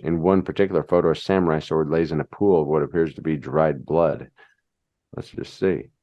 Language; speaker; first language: English; native; English